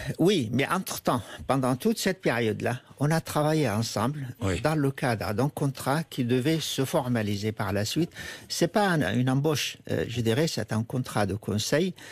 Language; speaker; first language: French; non-native, fluent; Arabic